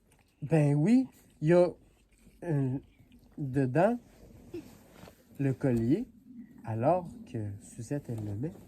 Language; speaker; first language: French; native; French